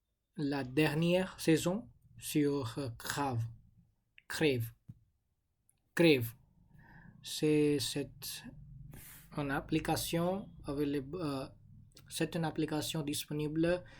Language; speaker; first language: French; non-native, learner; English